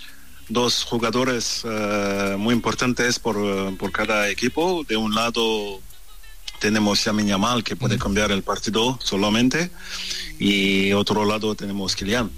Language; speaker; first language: Spanish; non-native, fluent; French